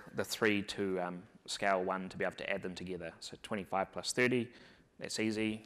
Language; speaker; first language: English; native; English